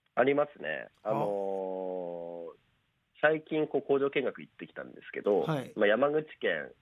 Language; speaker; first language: Japanese; native; Japanese